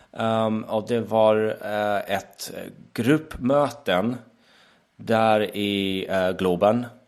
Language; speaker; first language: Swedish; non-native, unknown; English